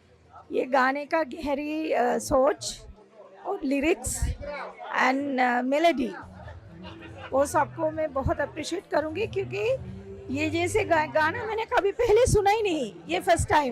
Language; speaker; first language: Hindi; non-native, local second language; Sinhala